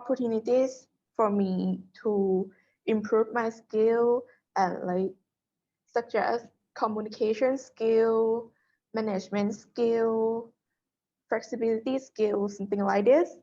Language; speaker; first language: English; non-native, learner; Thai